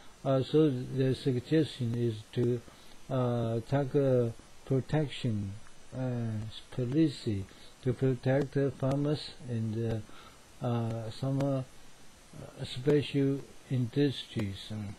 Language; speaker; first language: English; non-native, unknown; Chinese